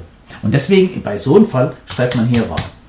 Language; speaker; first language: German; non-native, fluent; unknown